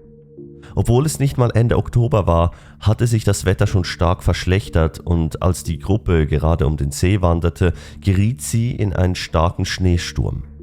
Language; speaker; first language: German; native; German